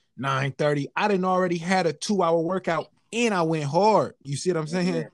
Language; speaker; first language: English; native; English